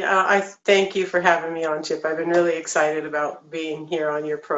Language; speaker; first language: English; native; English